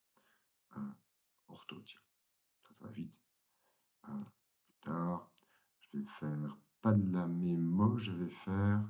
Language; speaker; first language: French; native; French